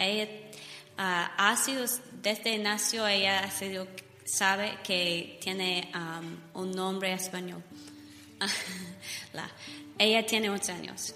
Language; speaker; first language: Spanish; non-native, learner; English